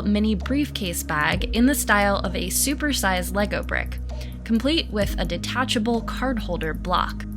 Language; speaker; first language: English; native; English